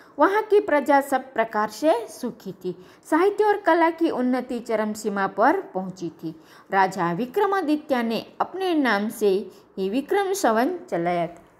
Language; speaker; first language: Hindi; non-native, local second language; Gujarati